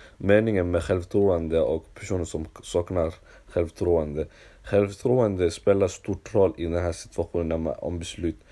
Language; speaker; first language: Swedish; non-native, local second language; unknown